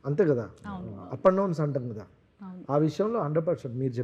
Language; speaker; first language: Telugu; native; Telugu